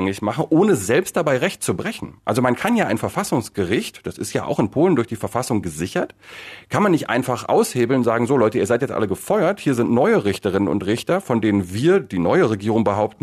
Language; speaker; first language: German; native; German